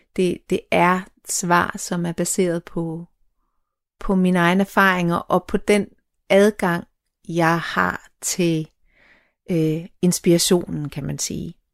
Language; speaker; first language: Danish; native; Danish